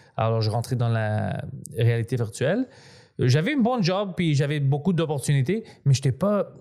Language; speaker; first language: French; non-native, fluent; Greek